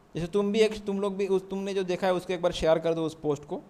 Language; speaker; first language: Hindi; non-native, local second language; Assamese